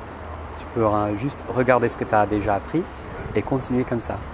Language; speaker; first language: French; non-native, fluent; English